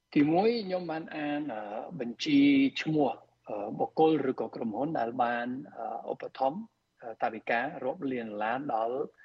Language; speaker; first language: Khmer; non-native, fluent; Spanish